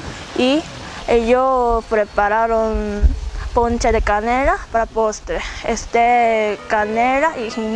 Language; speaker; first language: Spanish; non-native, fluent; Korean